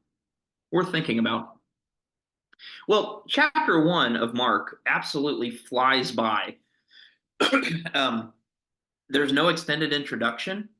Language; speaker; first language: English; native; English